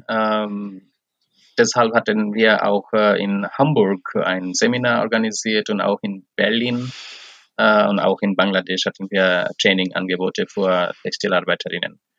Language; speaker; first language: German; non-native, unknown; Bangla